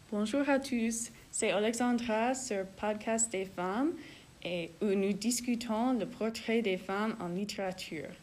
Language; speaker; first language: French; non-native, learner; English